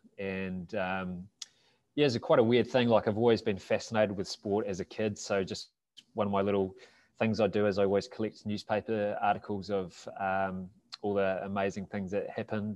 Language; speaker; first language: English; native; English